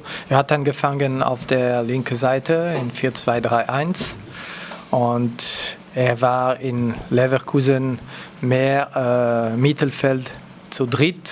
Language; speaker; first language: German; non-native, local second language; French